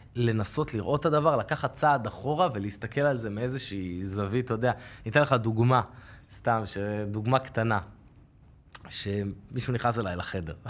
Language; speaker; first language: Hebrew; native; Hebrew